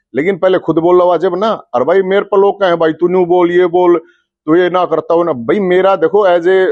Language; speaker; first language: Hindi; native; Hindi